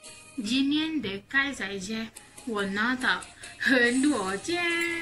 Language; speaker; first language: Chinese; non-native, learner; Malay